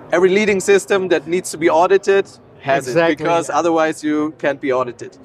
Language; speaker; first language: English; non-native, fluent; German